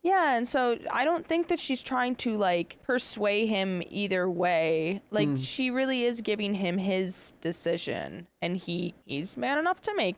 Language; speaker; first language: English; native; English